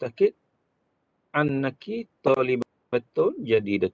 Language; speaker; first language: Arabic; non-native, fluent; Malay